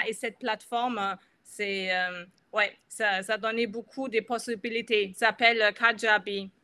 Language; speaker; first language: French; non-native, fluent; German